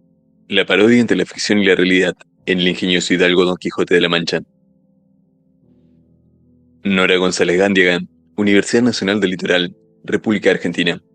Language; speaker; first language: Spanish; native; Spanish